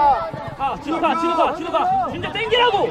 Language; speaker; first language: Korean; native; Korean